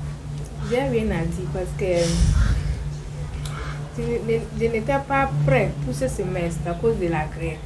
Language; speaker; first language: French; non-native, learner; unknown